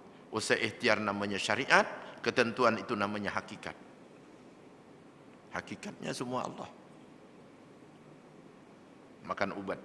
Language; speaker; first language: Malay; native; Malay